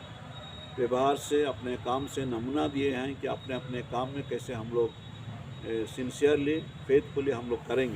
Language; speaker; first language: Hindi; non-native, local second language; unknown